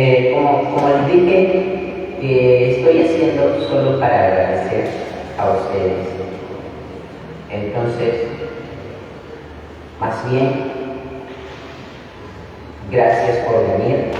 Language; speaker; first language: Spanish; non-native, local second language; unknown